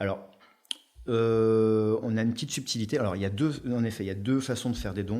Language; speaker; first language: French; native; French